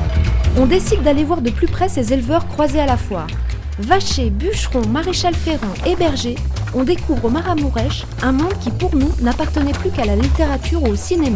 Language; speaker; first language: French; native; French